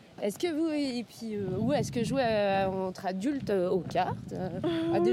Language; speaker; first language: French; native; French